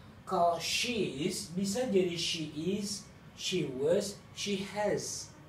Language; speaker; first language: English; non-native, fluent; Indonesian